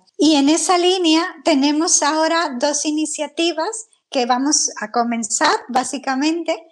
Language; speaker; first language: Spanish; native; Spanish